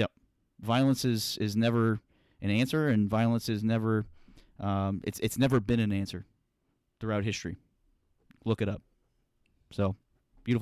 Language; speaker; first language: English; native; English